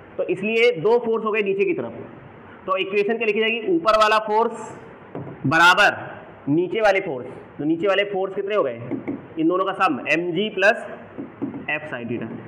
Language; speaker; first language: Hindi; native; Hindi